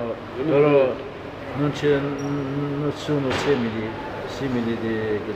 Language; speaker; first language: Italian; non-native, learner; Arabic